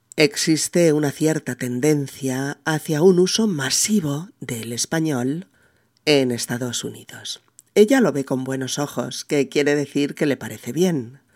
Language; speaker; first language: Spanish; native; Spanish